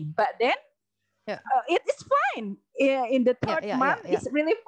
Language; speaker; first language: English; non-native, learner; Indonesian